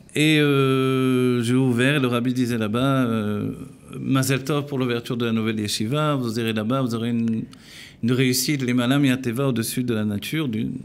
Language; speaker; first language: French; native; French